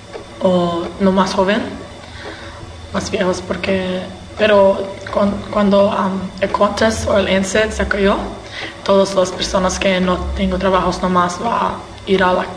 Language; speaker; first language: Spanish; early bilingual, heritage; English